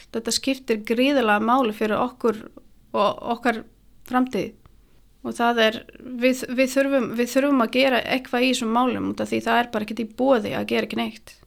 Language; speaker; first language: Icelandic; non-native, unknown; Latvian